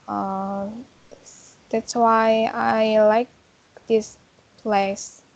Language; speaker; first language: English; non-native, learner; Korean